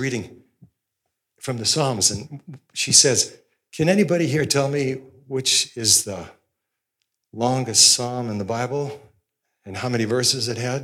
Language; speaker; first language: English; native; English